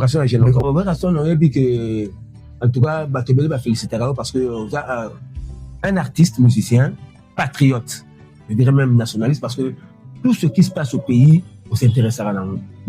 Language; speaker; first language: French; non-native, local second language; Lingala